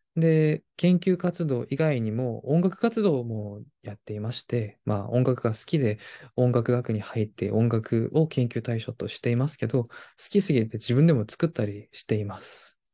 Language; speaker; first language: Japanese; non-native, fluent; Korean